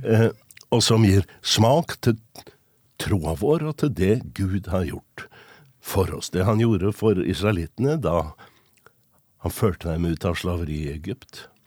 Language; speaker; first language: Norwegian; native; Norwegian